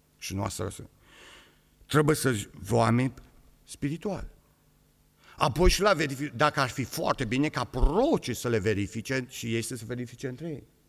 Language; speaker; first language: Romanian; native; Romanian